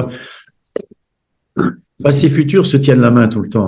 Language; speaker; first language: French; native; French